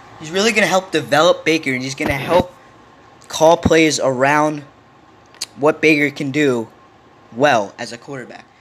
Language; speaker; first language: English; native; English